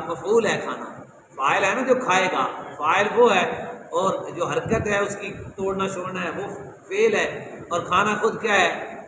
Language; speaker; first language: Urdu; non-native, local second language; Punjabi